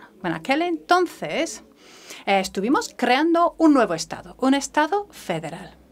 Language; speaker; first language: Spanish; non-native, fluent; French